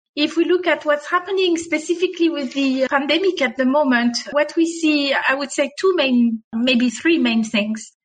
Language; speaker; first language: English; non-native, fluent; French